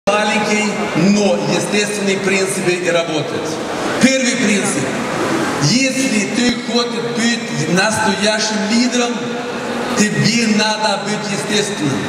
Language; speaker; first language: Russian; non-native, fluent; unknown